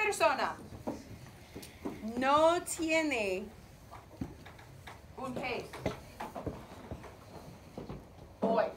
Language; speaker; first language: Spanish; non-native, fluent; English